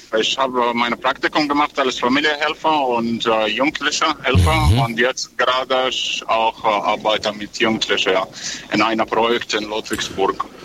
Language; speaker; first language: German; non-native, learner; Arabic